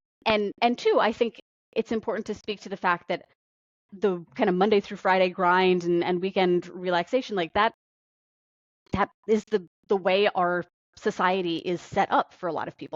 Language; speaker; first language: English; native; English